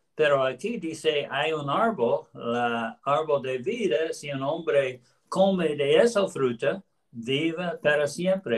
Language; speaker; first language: Spanish; non-native, learner; English